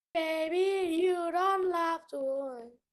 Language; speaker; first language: English; non-native, learner; Vietnamese